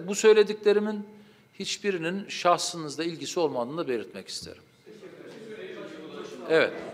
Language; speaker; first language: Turkish; native; Turkish